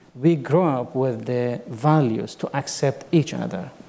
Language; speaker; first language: English; non-native, fluent; Kurdish